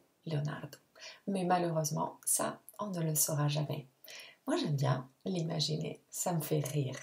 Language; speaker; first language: French; non-native, fluent; Italian